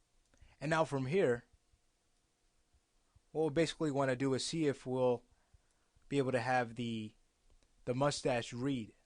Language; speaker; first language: English; native; English